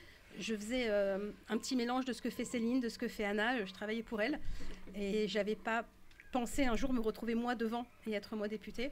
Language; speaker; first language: French; native; French